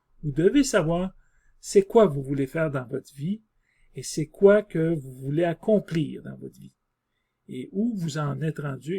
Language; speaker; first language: French; native; French